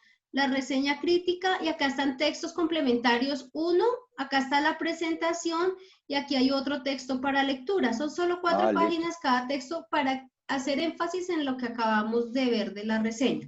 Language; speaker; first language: Spanish; native; Spanish